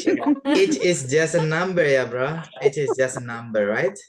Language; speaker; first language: English; non-native, fluent; Indonesian